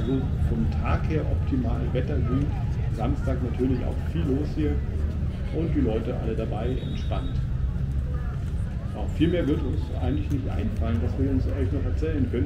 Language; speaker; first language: German; native; German